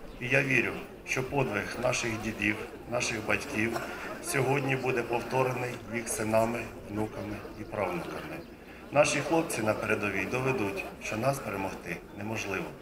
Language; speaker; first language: Ukrainian; native; Ukrainian